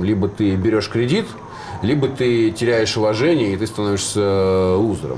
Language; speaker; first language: Russian; native; Russian